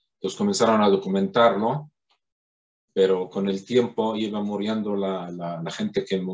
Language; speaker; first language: Spanish; non-native, fluent; Arabic